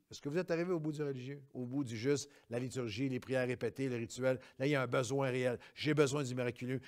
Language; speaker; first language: French; native; French